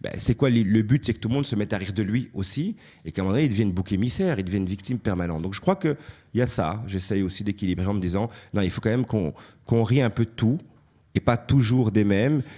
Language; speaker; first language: French; native; French